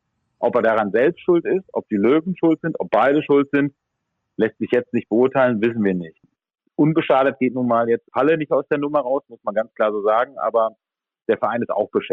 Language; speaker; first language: German; native; German